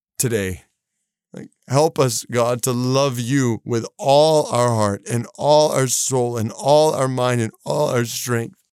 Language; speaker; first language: English; native; English